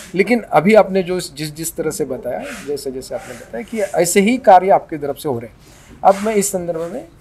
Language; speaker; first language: Hindi; non-native, local second language; Marathi